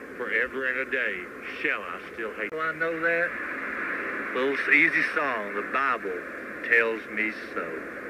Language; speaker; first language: English; native; English